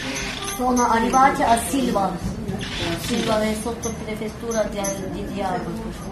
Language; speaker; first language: Italian; non-native, learner; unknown